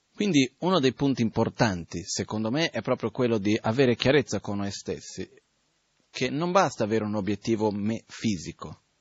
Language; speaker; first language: Italian; non-native, fluent; Portuguese